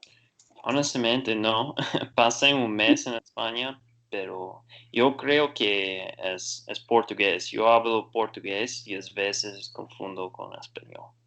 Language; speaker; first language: Spanish; non-native, learner; Portuguese